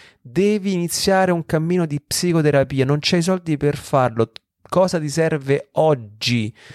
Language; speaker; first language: Italian; native; Italian